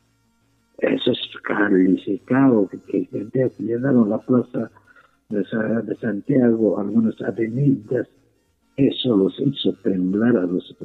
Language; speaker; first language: Spanish; non-native, local second language; Quechua